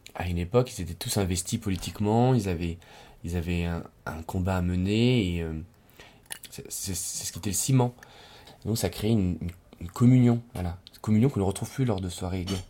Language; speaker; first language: French; native; French